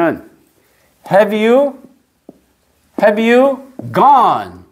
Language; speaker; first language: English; non-native, fluent; Korean